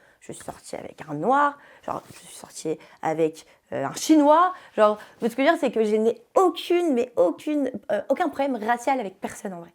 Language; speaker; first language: French; early bilingual, heritage; French